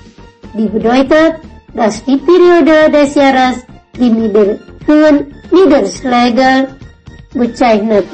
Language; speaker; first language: German; non-native, fluent; Indonesian